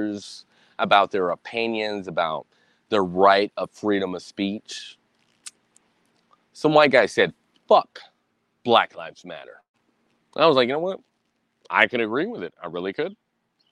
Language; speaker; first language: English; native; English